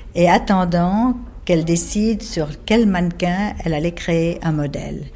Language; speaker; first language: French; native; French